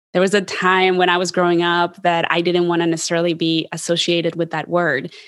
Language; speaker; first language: English; early bilingual, other home language; Spanish